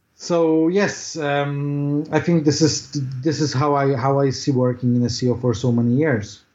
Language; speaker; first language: English; non-native, fluent; Polish